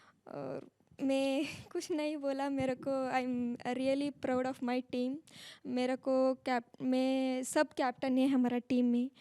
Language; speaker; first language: Hindi; non-native, local second language; Kannada